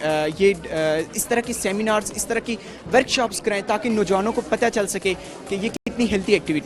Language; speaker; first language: Urdu; native; Urdu